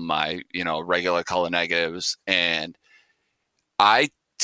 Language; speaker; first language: English; native; English